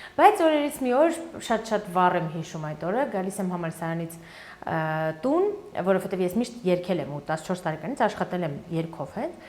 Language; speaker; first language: Armenian; early bilingual, heritage; Armenian